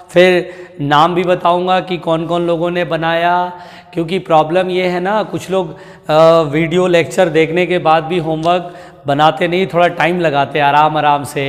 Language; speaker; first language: Hindi; native; Hindi